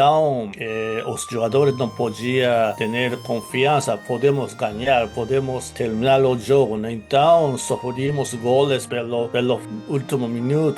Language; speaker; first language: Portuguese; non-native, fluent; Japanese